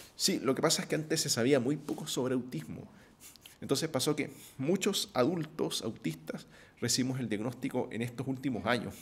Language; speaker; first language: Spanish; native; Spanish